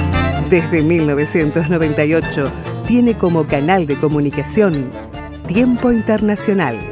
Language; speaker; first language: Spanish; native; Spanish